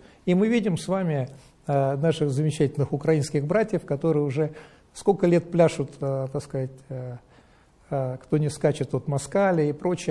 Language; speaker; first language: Russian; native; Russian